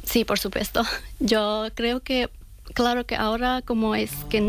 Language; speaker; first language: Spanish; non-native, learner; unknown